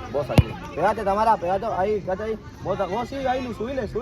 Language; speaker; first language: Spanish; native; Spanish